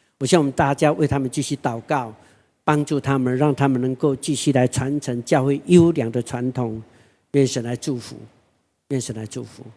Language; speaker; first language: Chinese; non-native, local second language; Hakka Chinese